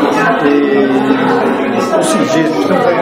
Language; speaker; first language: French; non-native, learner; Japanese